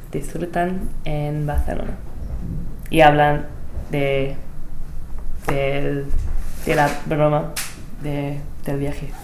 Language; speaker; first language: Spanish; non-native, learner; English